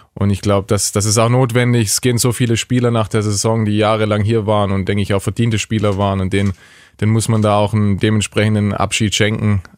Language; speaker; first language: German; native; German